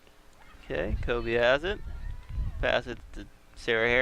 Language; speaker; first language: English; native; English